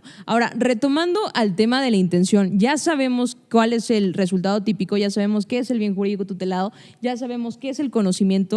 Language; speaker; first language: Spanish; native; Spanish